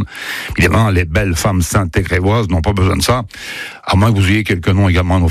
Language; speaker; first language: French; native; French